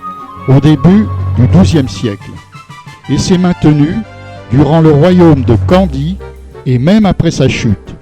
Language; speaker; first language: French; native; French